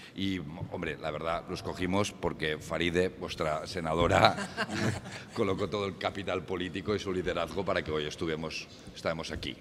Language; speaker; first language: Spanish; native; Spanish